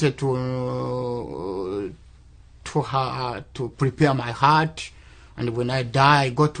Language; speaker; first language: English; non-native, local second language; Kinyarwanda